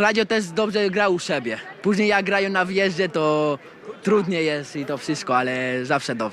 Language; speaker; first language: Polish; early bilingual, heritage; Spanish